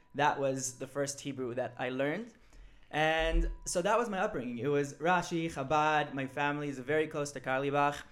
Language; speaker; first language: English; early bilingual, other home language; Hebrew